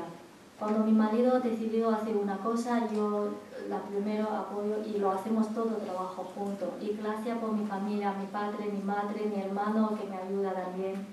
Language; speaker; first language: Spanish; non-native, learner; Chinese